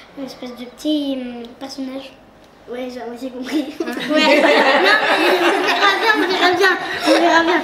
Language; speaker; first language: French; native; French